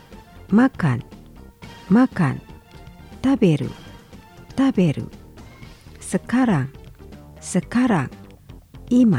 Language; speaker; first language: Japanese; non-native, fluent; Indonesian